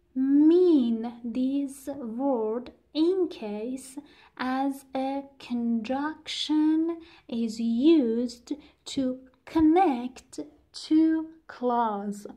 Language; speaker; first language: English; non-native, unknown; Persian